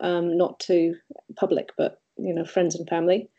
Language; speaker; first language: English; native; English